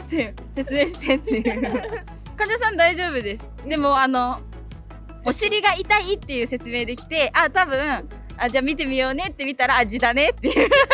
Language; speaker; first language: Japanese; native; Japanese